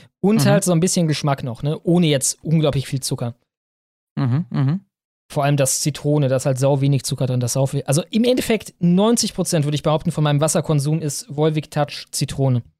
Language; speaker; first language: German; native; German